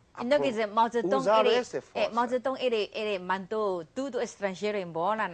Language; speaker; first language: Portuguese; non-native, learner; Chinese